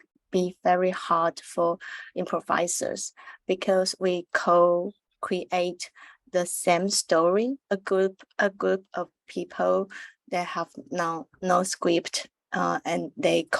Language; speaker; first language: English; non-native, learner; Chinese